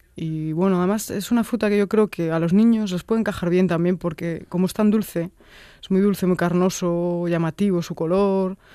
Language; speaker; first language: Spanish; native; Spanish